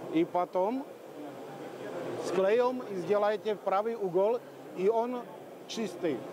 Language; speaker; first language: Russian; non-native, learner; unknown